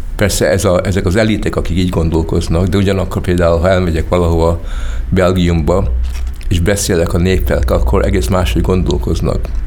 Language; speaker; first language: Hungarian; early bilingual, heritage; Hungarian